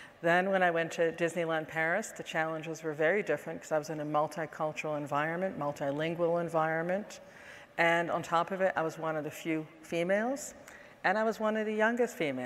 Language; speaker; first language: English; non-native, fluent; Dutch